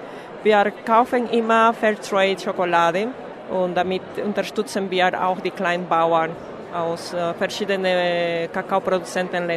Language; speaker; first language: German; non-native, fluent; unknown